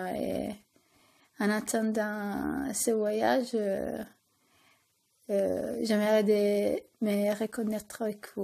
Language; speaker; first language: French; non-native, fluent; Italian